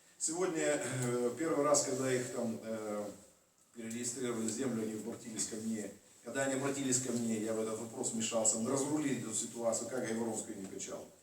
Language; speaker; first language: Russian; native; Russian